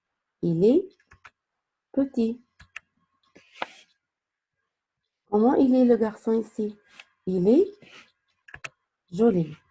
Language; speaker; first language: French; non-native, fluent; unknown